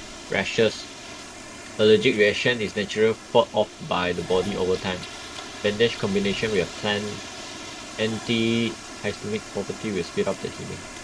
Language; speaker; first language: English; non-native, local second language; Chinese